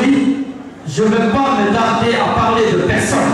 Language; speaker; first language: French; non-native, local second language; Fula